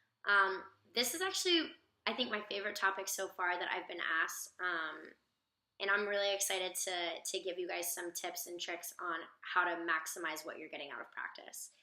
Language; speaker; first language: English; native; English